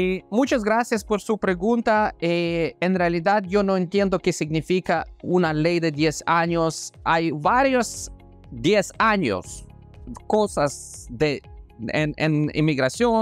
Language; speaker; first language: Spanish; non-native, fluent; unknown